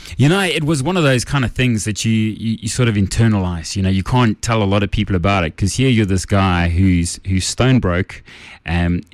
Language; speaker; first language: English; native; English